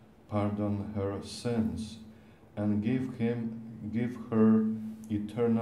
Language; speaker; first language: English; non-native, fluent; Polish